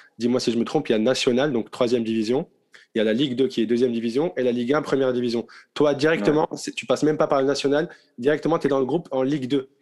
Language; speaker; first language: French; non-native, local second language; Arabic